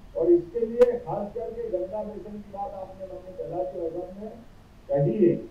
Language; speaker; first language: Hindi; native; Hindi